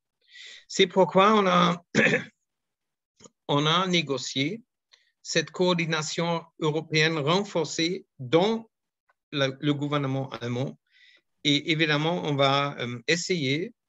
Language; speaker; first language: French; non-native, fluent; German